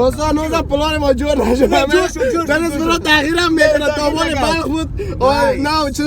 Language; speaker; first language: Persian; native; Persian